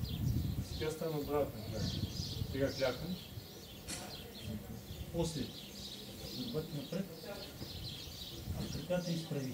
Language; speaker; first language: Bulgarian; non-native, learner; Russian